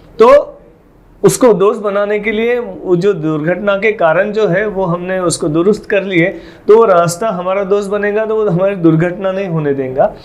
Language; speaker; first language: Hindi; non-native, local second language; Marathi